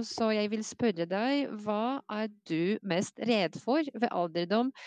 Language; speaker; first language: Norwegian; non-native, fluent; Polish